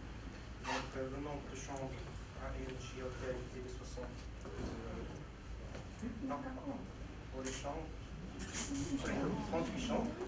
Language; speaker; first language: French; non-native, local second language; Arabic